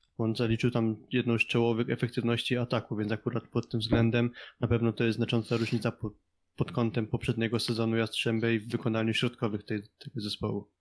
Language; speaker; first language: Polish; native; Polish